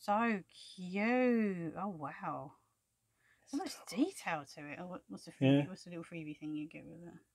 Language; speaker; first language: English; native; English